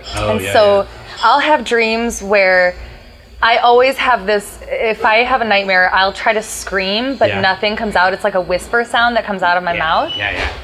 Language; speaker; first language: English; native; English